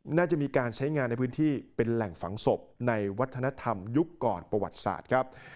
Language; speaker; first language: Thai; native; Thai